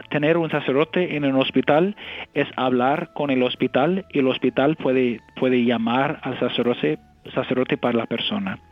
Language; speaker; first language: Spanish; non-native, fluent; English